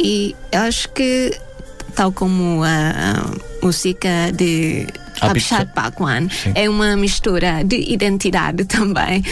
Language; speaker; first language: Portuguese; non-native, fluent; Thai